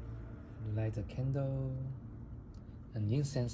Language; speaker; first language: English; non-native, learner; Chinese